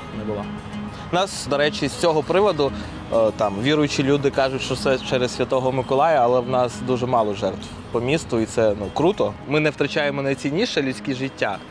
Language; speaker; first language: Ukrainian; non-native, local second language; Russian